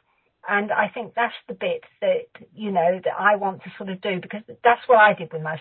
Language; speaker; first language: English; native; English